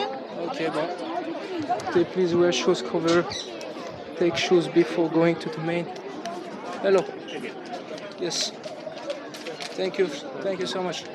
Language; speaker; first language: English; non-native, learner; French